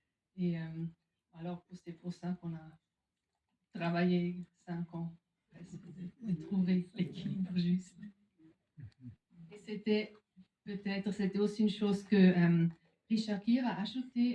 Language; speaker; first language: French; non-native, fluent; German